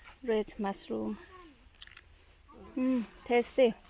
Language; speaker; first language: English; non-native, fluent; Thai